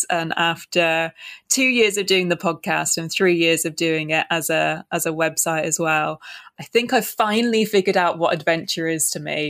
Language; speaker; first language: English; native; English